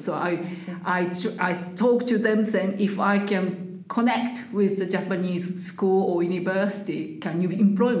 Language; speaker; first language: English; non-native, learner; Japanese